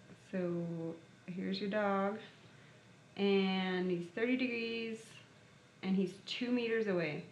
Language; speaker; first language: English; native; English